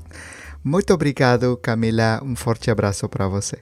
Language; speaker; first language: Portuguese; non-native, learner; Spanish